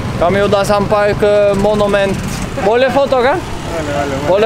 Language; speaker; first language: Indonesian; non-native, fluent; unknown